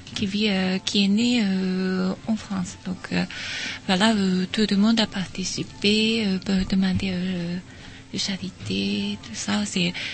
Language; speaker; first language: French; non-native, learner; Japanese